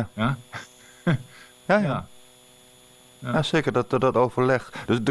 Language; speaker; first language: Dutch; native; Dutch